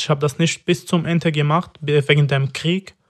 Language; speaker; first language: German; non-native, fluent; Arabic